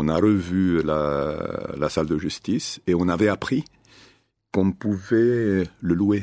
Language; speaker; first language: French; non-native, fluent; Romanian